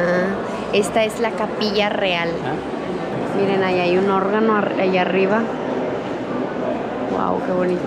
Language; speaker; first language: Spanish; native; Spanish